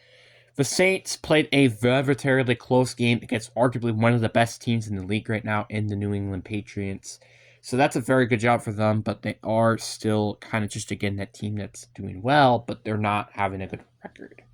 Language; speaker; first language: English; native; English